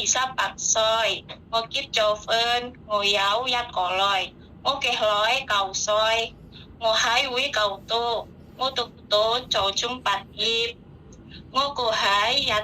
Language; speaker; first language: Cantonese; non-native, learner; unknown